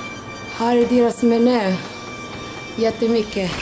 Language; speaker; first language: Swedish; non-native, learner; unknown